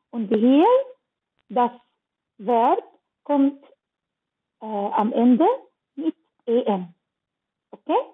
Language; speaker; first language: German; non-native, learner; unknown